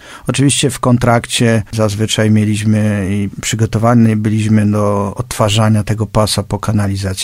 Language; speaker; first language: Polish; native; Polish